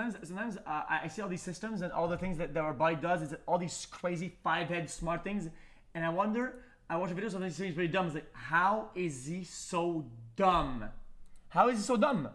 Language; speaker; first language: English; non-native, local second language; French